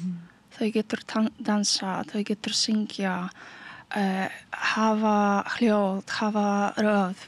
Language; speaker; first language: Icelandic; non-native, learner; Polish